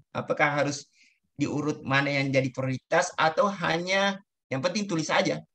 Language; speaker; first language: Indonesian; native; Indonesian